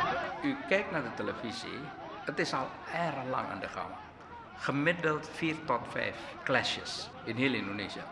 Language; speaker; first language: Dutch; non-native, fluent; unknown